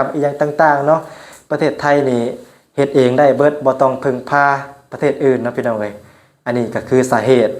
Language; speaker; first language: Thai; non-native, local second language; Lao